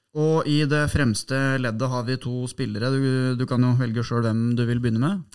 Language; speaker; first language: Norwegian; native; Norwegian